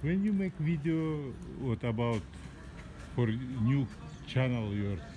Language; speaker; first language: English; non-native, learner; Russian